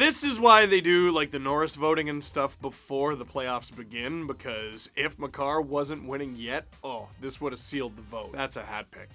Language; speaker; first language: English; native; English